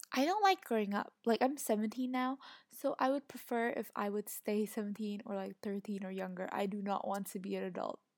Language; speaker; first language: English; non-native, fluent; Indonesian